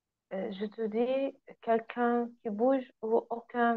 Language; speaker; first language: French; non-native, learner; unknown